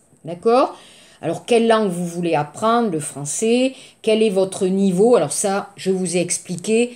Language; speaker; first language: French; native; French